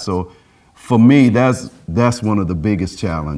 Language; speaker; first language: English; native; English